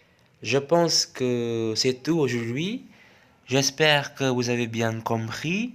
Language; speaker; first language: French; non-native, fluent; Indonesian